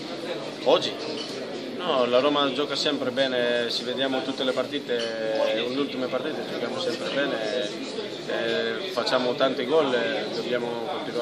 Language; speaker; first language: Italian; non-native, learner; Greek